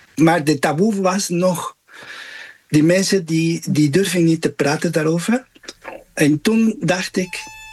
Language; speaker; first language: Dutch; non-native, fluent; Spanish